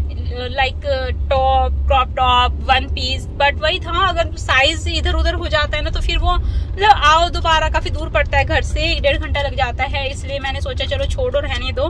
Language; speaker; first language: Hindi; native; Hindi